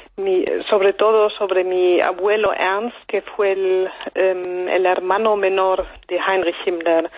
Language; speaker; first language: Spanish; non-native, fluent; German